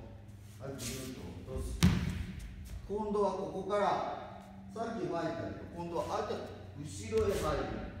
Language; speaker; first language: Japanese; native; Japanese